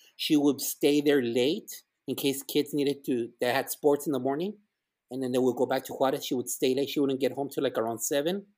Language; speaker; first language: English; early bilingual, other home language; Spanish